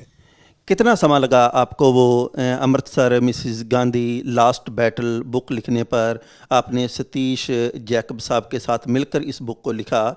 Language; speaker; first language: Hindi; non-native, local second language; Punjabi